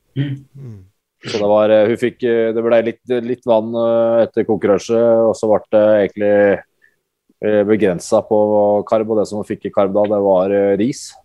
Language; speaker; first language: Norwegian; native; Norwegian